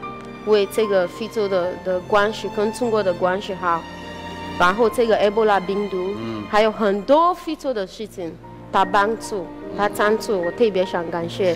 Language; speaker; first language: Chinese; non-native, fluent; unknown